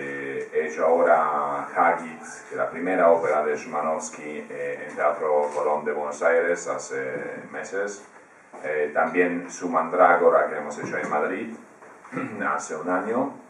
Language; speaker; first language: Spanish; non-native, fluent; Polish